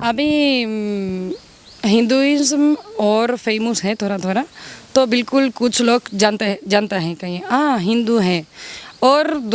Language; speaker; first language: Hindi; non-native, learner; Spanish